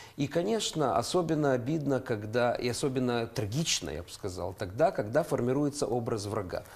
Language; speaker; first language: Russian; non-native, local second language; Ukrainian